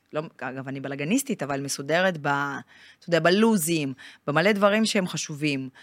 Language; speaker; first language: Hebrew; non-native, fluent; Russian